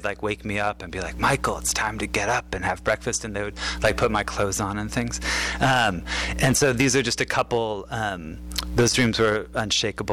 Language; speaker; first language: English; native; English